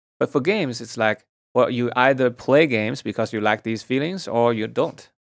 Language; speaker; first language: English; non-native, fluent; Chinese